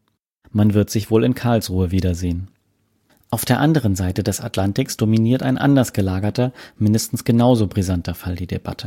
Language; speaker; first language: German; native; German